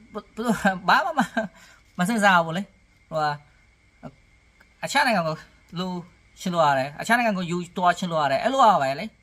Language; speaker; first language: Burmese; non-native, learner; Khmer